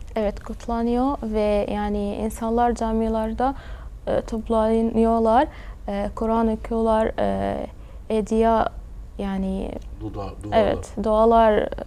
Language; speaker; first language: Turkish; early bilingual, other home language; Arabic